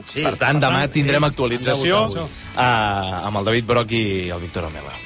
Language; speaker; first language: Catalan; native; Catalan